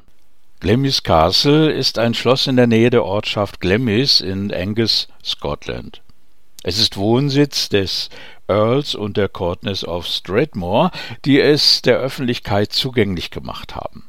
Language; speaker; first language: German; native; German